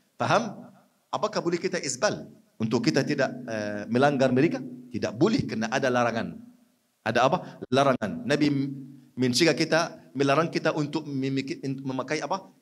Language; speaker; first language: Malay; non-native, fluent; Arabic